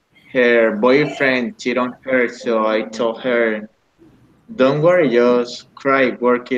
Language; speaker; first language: English; non-native, learner; Spanish